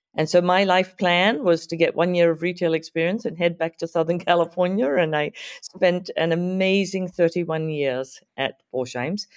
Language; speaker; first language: English; native; English